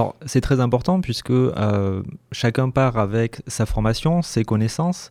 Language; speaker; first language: French; native; French